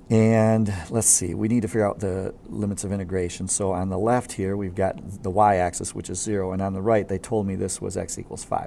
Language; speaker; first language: English; native; English